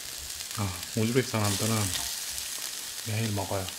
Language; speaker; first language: Korean; non-native, learner; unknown